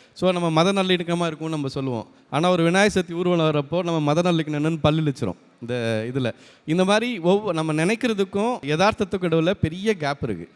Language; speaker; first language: Tamil; native; Tamil